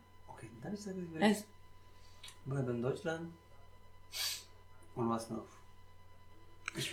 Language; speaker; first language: German; non-native, learner; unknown